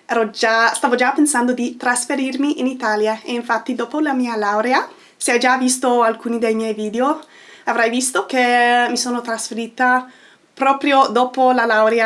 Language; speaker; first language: Italian; non-native, fluent; English